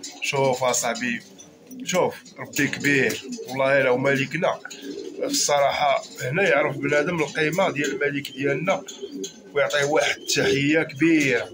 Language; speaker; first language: Arabic; native; Arabic